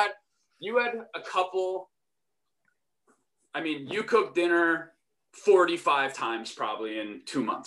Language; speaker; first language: English; native; English